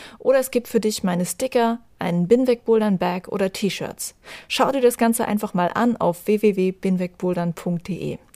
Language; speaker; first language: German; native; German